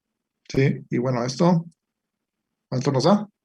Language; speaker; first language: Spanish; native; Spanish